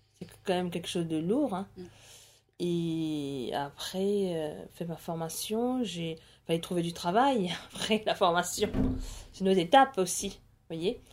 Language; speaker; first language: French; non-native, local second language; Morisyen